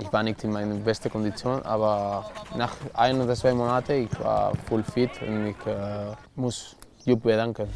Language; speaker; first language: German; non-native, learner; Spanish